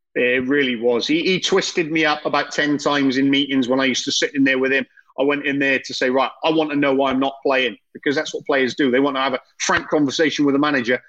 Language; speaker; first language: English; native; English